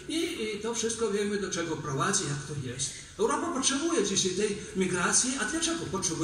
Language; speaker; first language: Polish; non-native, fluent; Belarusian